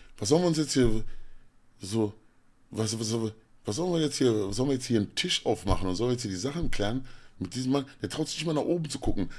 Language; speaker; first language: German; native; German